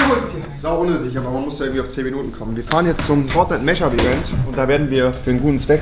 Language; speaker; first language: German; native; German